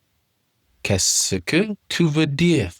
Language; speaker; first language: French; non-native, learner; English